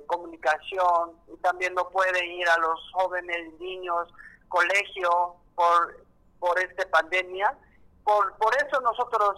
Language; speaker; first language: Spanish; non-native, learner; Korean